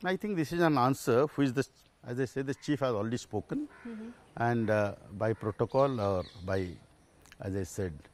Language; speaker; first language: English; non-native, local second language; Odia